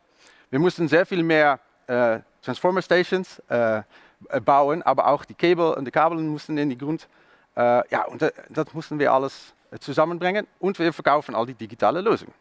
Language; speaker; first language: German; non-native, learner; Dutch